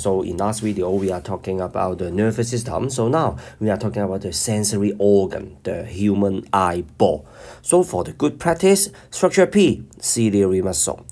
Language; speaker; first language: English; non-native, local second language; Cantonese